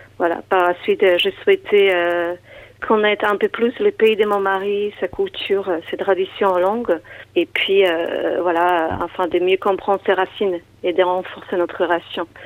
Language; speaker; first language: French; non-native, fluent; Slovak